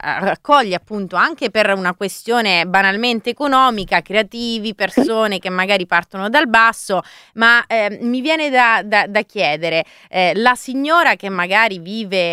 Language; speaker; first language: Italian; native; Italian